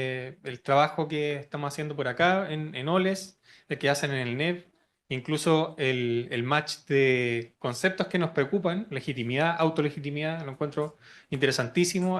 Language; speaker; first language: Spanish; native; Spanish